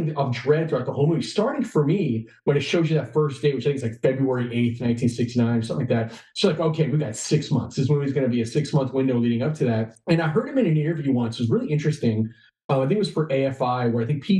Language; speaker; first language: English; native; English